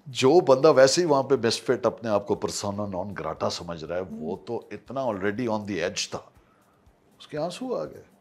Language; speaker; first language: Urdu; native; Urdu